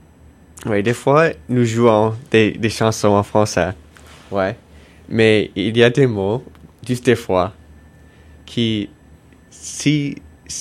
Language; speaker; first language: French; non-native, local second language; English